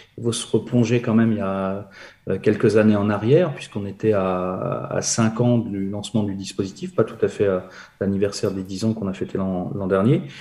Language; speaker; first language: French; native; French